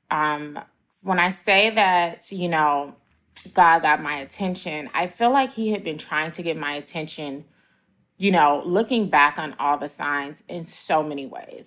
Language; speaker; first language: English; native; English